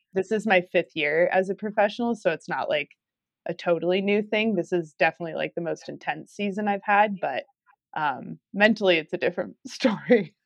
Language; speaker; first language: English; native; English